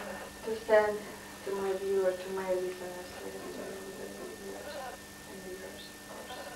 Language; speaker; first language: English; non-native, learner; Russian